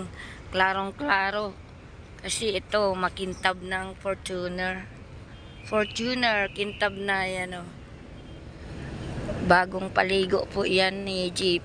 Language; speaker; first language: Filipino; non-native, local second language; Cebuano